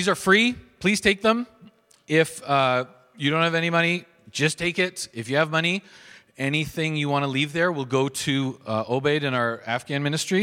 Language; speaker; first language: English; native; English